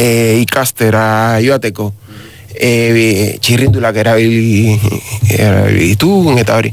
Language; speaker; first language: Basque; non-native, learner; Spanish